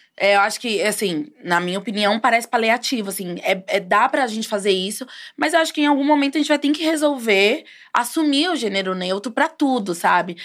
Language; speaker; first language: Portuguese; native; Portuguese